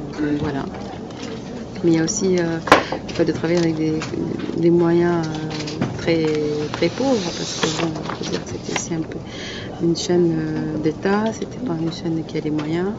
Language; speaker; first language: French; non-native, fluent; Arabic